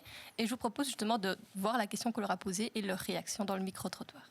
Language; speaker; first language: French; native; French